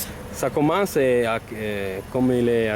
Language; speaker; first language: French; non-native, learner; Italian